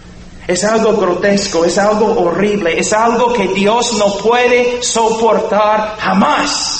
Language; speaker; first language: Spanish; non-native, fluent; English